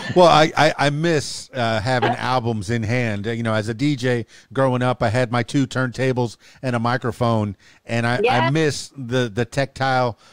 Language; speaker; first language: English; native; English